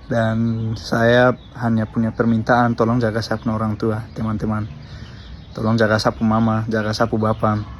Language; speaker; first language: Indonesian; early bilingual, other home language; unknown